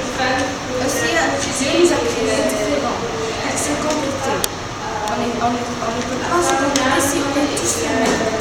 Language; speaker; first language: French; non-native, learner; Arabic